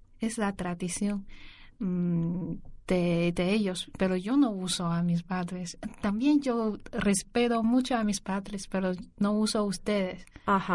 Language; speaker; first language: Spanish; non-native, learner; Chinese